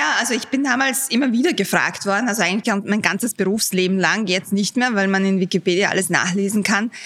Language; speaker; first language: German; early bilingual, other home language; Bosnian